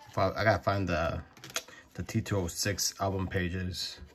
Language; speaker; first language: English; native; English